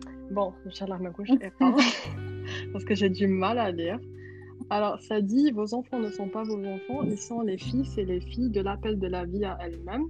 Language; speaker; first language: French; non-native, local second language; Arabic